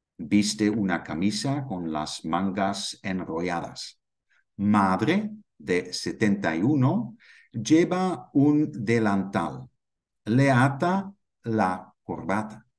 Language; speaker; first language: Spanish; non-native, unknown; Dutch